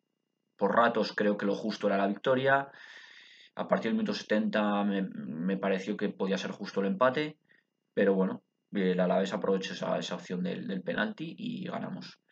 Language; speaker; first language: Spanish; native; Spanish